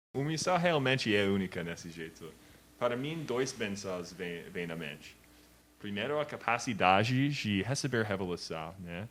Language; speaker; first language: Portuguese; non-native, learner; English